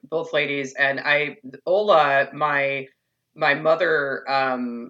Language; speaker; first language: English; native; English